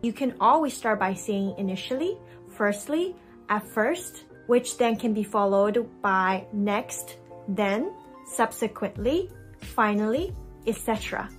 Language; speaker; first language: English; non-native, fluent; Chinese